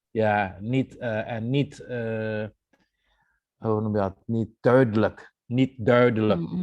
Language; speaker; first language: Dutch; non-native, fluent; Indonesian